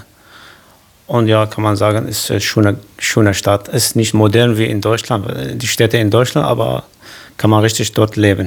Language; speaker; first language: German; non-native, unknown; Kurdish